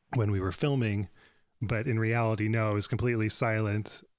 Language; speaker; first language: English; native; English